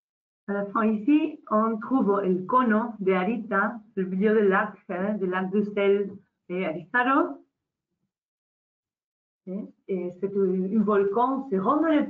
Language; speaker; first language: French; non-native, learner; Spanish